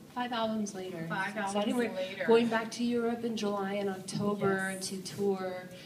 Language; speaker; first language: English; native; English